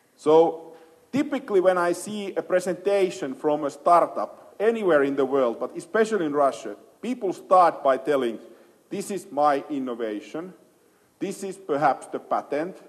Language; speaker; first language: English; non-native, fluent; Finnish